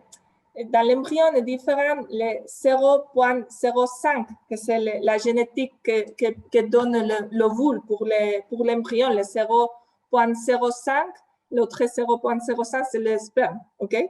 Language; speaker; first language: French; non-native, fluent; Spanish